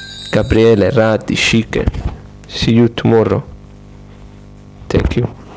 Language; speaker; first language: English; non-native, learner; Italian